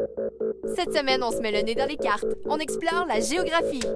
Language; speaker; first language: French; native; French